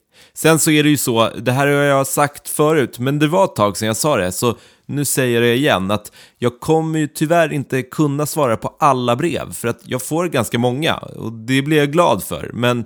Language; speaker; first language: Swedish; native; Swedish